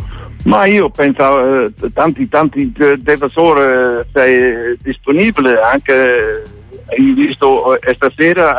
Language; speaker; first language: Italian; non-native, learner; Dutch